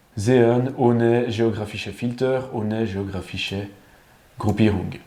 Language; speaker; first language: German; non-native, learner; French